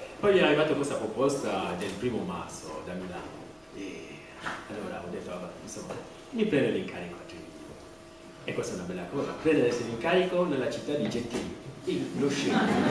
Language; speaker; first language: Italian; non-native, fluent; French